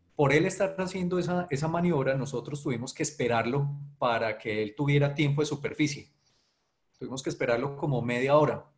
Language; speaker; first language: Spanish; native; Spanish